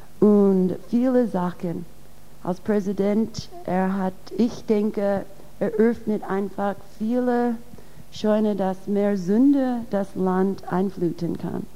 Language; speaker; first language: German; non-native, fluent; English